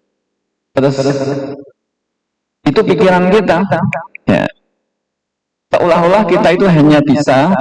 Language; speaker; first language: Indonesian; non-native, local second language; Javanese